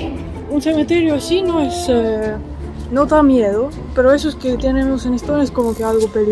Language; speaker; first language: Spanish; non-native, fluent; Estonian